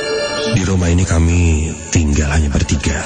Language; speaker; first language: Indonesian; native; Indonesian